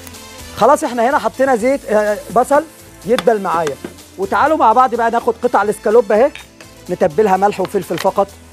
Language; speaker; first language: Arabic; native; Arabic